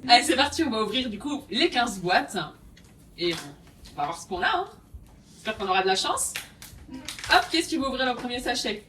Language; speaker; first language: French; native; French